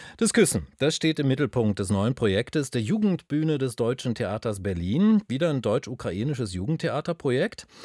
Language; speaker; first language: German; native; German